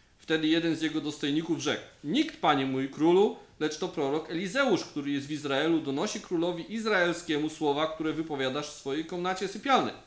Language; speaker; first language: Polish; native; Polish